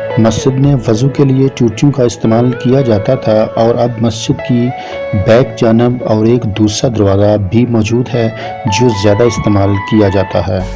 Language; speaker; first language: Urdu; non-native, local second language; Punjabi